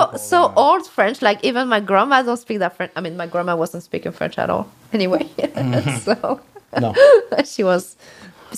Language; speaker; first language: English; non-native, fluent; French